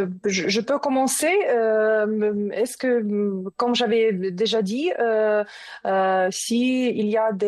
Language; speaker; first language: French; non-native, learner; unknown